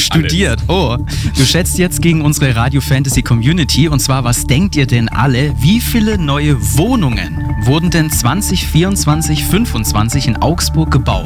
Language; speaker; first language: German; native; German